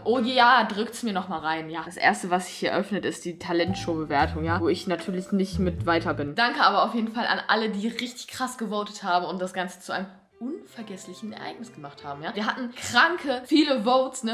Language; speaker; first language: German; native; German